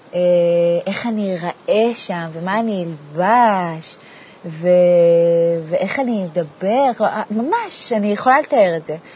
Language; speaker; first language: Hebrew; native; Hebrew